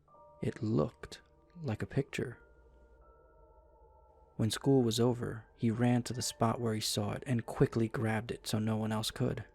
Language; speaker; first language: English; native; English